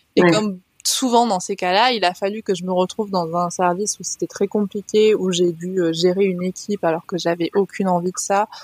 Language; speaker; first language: French; native; French